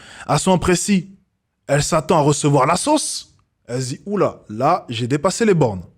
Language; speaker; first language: French; native; French